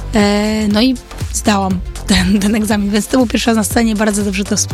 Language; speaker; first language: Polish; early bilingual, heritage; Polish